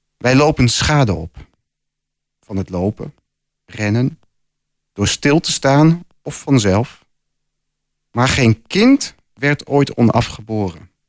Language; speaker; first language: Dutch; native; Dutch